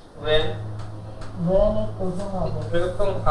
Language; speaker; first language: German; non-native, learner; Hindi